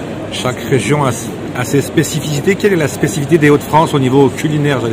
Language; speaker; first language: French; native; French